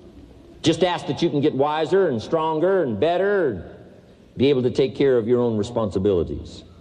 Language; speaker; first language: English; native; English